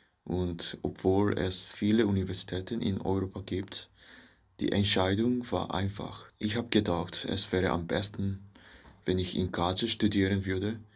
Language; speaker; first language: German; non-native, fluent; Korean